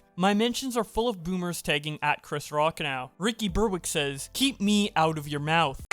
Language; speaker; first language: English; native; English